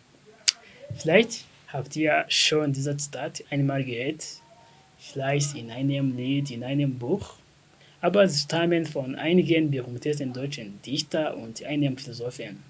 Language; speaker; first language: German; non-native, fluent; Kinyarwanda